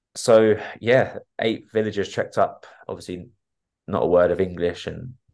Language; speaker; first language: English; native; English